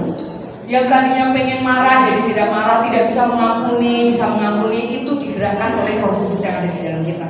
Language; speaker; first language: Indonesian; native; Indonesian